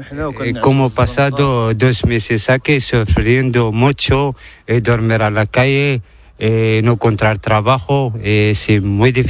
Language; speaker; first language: Spanish; non-native, learner; Arabic